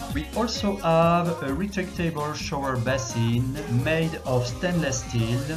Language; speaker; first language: English; non-native, fluent; French